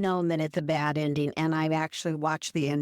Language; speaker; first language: English; native; English